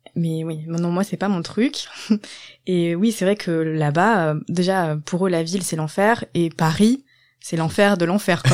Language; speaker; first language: French; native; French